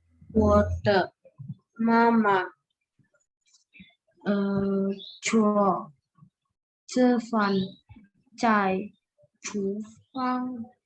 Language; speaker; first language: Chinese; non-native, learner; Indonesian